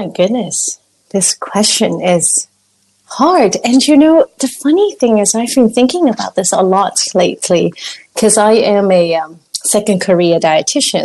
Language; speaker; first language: English; non-native, local second language; Cantonese